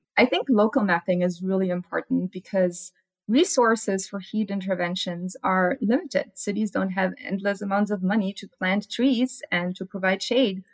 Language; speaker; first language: English; non-native, fluent; German